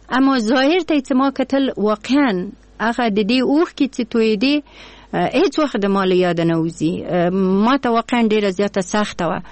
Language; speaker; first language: Pashto; non-native, local second language; Persian